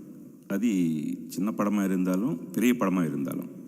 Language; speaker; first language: Tamil; non-native, fluent; Telugu